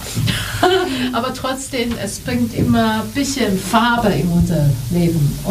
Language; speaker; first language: German; non-native, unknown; Chinese